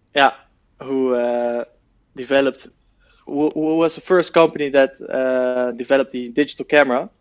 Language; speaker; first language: English; non-native, fluent; Dutch